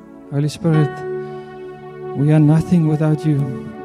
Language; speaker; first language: English; non-native, local second language; Afrikaans